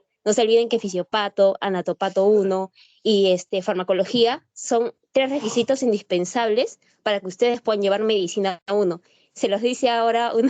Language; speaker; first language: Spanish; native; Spanish